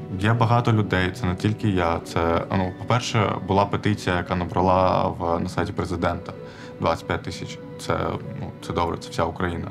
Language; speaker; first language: Ukrainian; non-native, local second language; Armenian